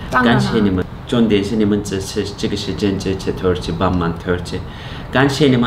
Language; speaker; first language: Chinese; non-native, fluent; Turkish